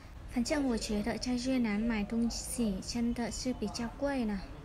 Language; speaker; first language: Chinese; non-native, fluent; Vietnamese